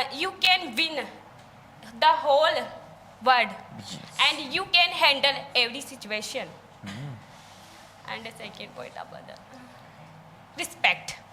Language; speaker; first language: English; non-native, learner; Hindi